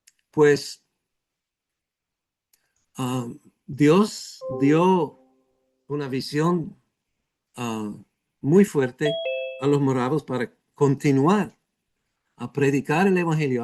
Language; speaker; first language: Spanish; non-native, fluent; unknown